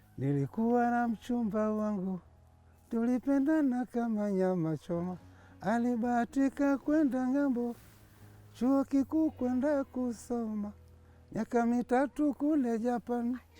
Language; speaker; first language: Swahili; non-native, local second language; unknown